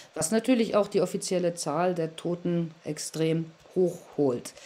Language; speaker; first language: German; native; German